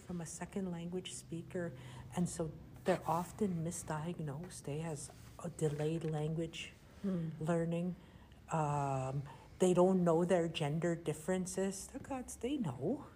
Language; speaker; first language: English; non-native, fluent; Cree